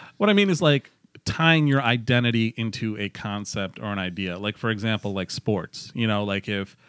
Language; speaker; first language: English; early bilingual, other home language; Hindi